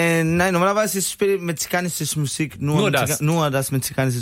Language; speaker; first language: German; non-native, learner; Spanish